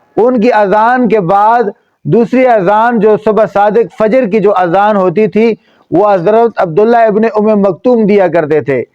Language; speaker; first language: Urdu; non-native, local second language; Pashto